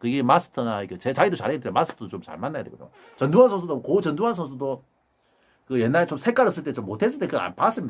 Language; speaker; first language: Korean; native; Korean